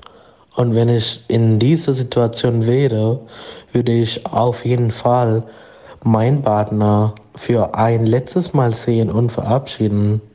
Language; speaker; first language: German; non-native, learner; Malayalam